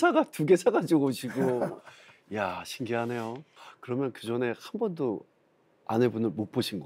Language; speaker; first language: Korean; native; Korean